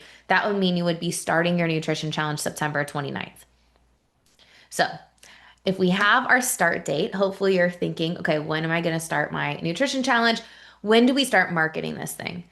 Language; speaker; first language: English; native; English